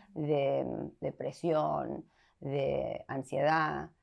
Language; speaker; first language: Spanish; early bilingual, heritage; Spanish